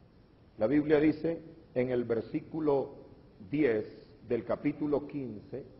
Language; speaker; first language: Spanish; native; Spanish